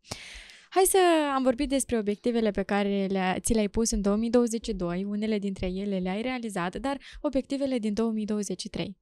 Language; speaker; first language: Romanian; native; Romanian